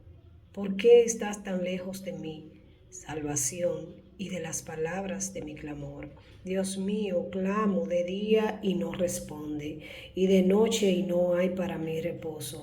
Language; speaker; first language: Spanish; native; Spanish